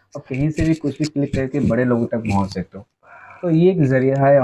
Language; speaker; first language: Hindi; non-native, local second language; Odia